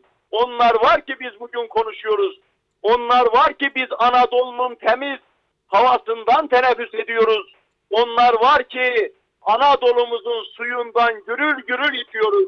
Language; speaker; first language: Turkish; native; Turkish